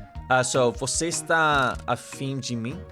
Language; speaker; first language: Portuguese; non-native, learner; English